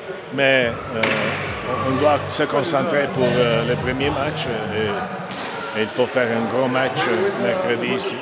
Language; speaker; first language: French; non-native, learner; Italian